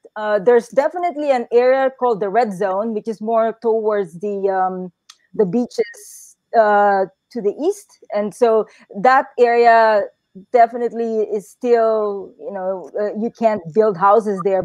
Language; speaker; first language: English; non-native, local second language; Filipino